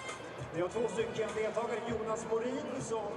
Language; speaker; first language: Swedish; native; Swedish